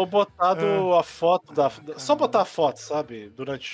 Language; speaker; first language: Portuguese; native; Portuguese